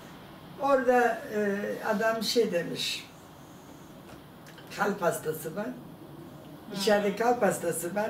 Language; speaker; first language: Turkish; non-native, fluent; German